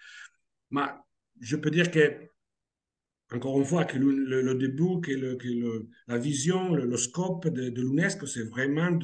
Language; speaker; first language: French; non-native, fluent; Italian